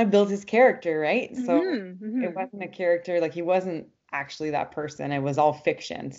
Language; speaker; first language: English; non-native, fluent; French